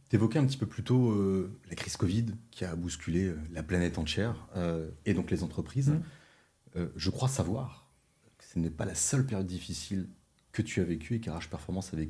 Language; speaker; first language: French; native; French